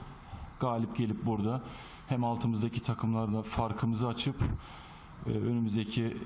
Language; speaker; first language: Turkish; native; Turkish